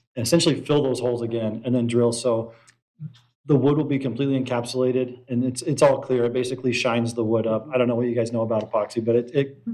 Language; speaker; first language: English; native; English